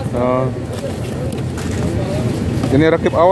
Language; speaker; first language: Arabic; non-native, learner; Indonesian